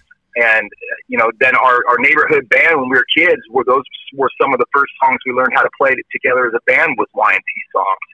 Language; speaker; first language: English; native; English